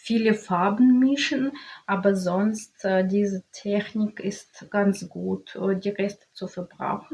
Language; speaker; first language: German; non-native, learner; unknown